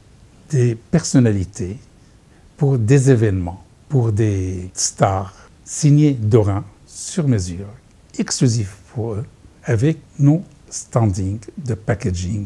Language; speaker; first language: French; non-native, fluent; Arabic